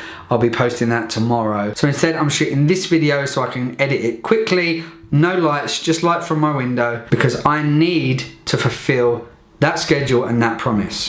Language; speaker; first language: English; native; English